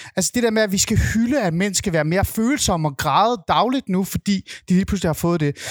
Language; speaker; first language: Danish; native; Danish